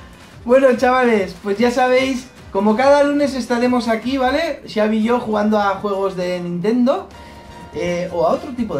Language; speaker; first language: Spanish; native; Spanish